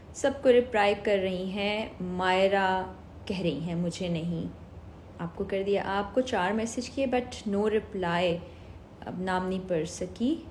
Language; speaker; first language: Urdu; native; Urdu